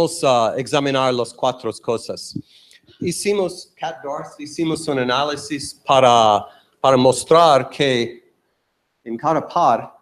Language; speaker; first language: Spanish; non-native, learner; English